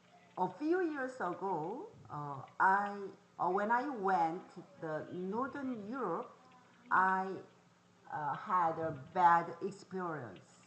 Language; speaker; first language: English; non-native, fluent; Korean